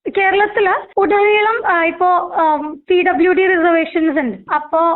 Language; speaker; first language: Malayalam; non-native, local second language; Marathi